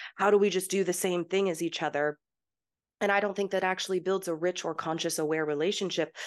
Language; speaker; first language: English; early bilingual, heritage; English